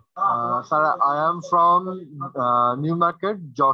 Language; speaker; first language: English; non-native, learner; Bangla